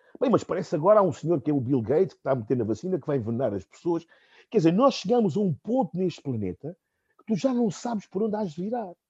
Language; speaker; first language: Portuguese; non-native, local second language; Upper Guinea Crioulo